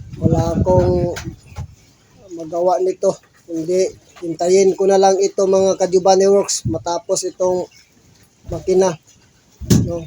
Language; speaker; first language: Filipino; non-native, local second language; Cebuano